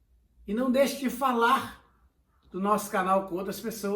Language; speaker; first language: Portuguese; native; Portuguese